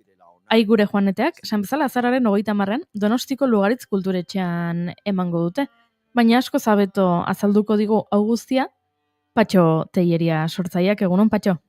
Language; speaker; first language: Basque; native; Basque